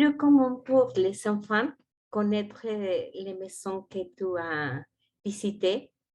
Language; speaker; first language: French; non-native, learner; Spanish